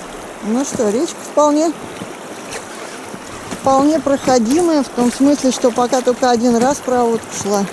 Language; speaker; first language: Russian; native; Russian